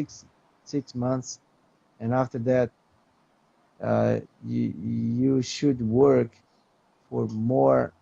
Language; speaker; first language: English; non-native, fluent; Portuguese